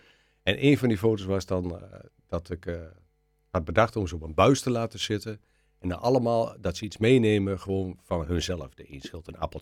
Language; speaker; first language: Dutch; native; Dutch